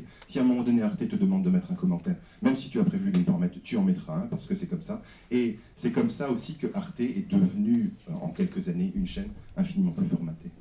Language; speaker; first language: French; native; French